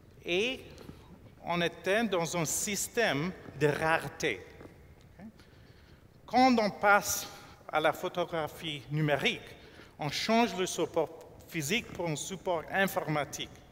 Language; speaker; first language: French; non-native, fluent; English